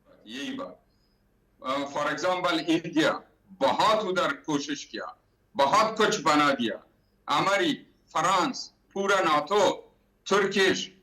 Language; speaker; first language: Hindi; non-native, learner; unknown